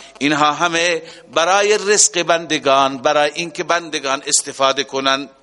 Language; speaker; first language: Persian; native; Persian